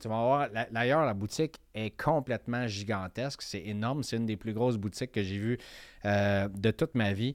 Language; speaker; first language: French; native; French